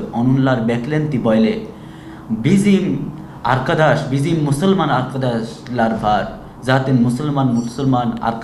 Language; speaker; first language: Turkish; non-native, learner; Bangla